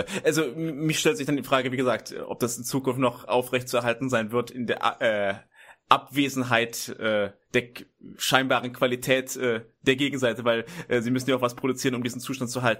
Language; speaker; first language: German; native; German